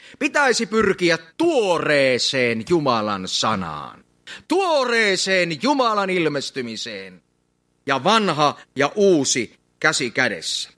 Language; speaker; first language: Finnish; native; Finnish